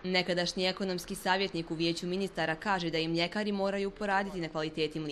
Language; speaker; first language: Bosnian; native; Bosnian